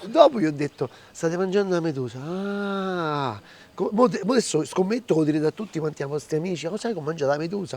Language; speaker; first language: Italian; native; Italian